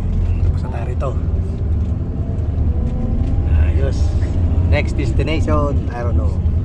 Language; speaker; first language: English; non-native, local second language; Filipino